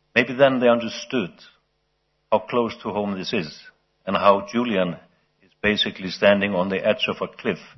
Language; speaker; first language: English; non-native, fluent; Icelandic